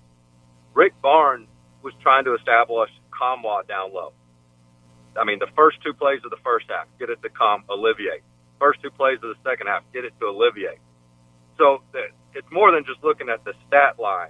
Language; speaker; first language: English; native; English